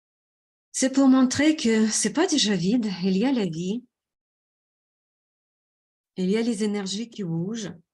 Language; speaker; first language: French; non-native, fluent; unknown